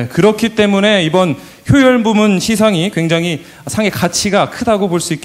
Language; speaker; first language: Korean; native; Korean